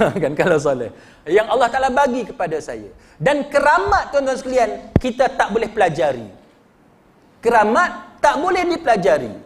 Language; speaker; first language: Malay; native; Malay